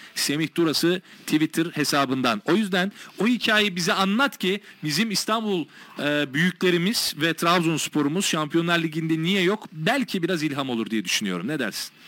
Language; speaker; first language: Turkish; native; Turkish